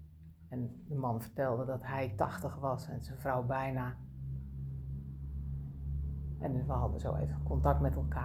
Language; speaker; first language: Dutch; native; Dutch